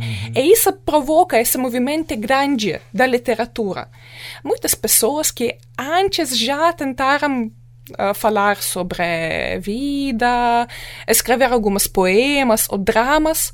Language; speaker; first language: Portuguese; non-native, fluent; Ukrainian